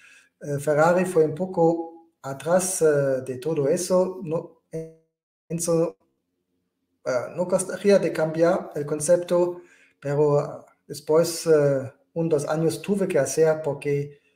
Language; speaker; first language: Spanish; non-native, fluent; German